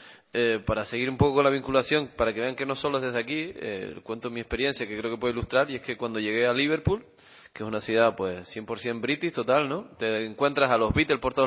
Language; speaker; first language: Spanish; native; Spanish